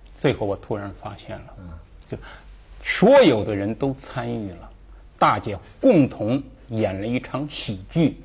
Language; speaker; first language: Chinese; native; Chinese